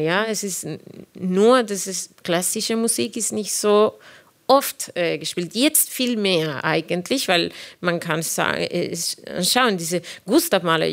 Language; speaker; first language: German; non-native, fluent; Spanish